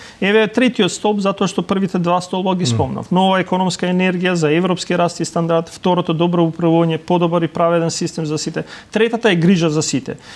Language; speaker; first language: Macedonian; non-native, local second language; Albanian